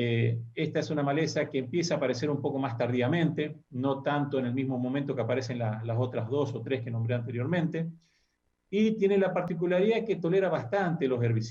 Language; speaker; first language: Spanish; native; Spanish